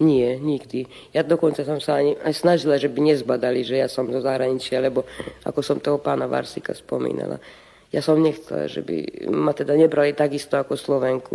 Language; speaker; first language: Slovak; early bilingual, heritage; Slovak